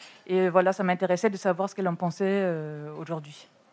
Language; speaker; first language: French; non-native, fluent; German